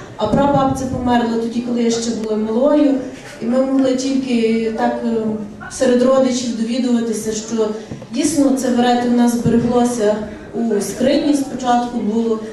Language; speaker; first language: Ukrainian; native; Ukrainian